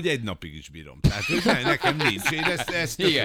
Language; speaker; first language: Hungarian; native; Hungarian